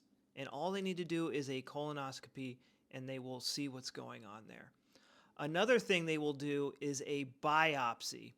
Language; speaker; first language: English; native; English